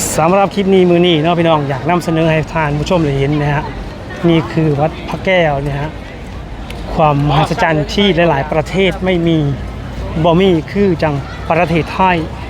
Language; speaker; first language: Thai; native; Thai